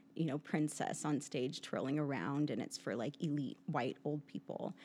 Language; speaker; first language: English; native; English